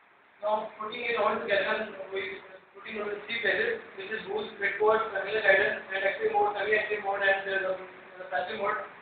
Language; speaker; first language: English; non-native, learner; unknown